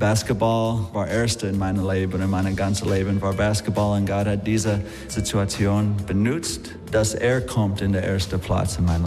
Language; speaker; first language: German; non-native, learner; English